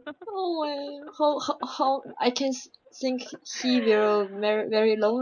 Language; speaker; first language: English; non-native, learner; Chinese